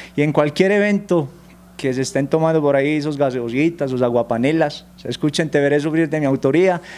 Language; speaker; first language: Spanish; native; Spanish